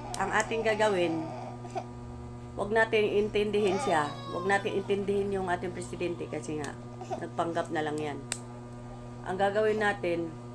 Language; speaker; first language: Filipino; non-native, local second language; Cebuano